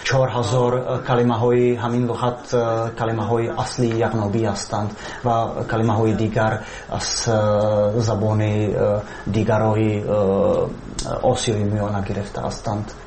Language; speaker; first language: Persian; non-native, fluent; Czech